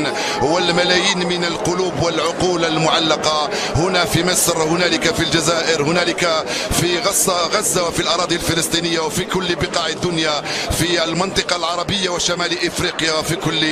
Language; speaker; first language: Arabic; native; Arabic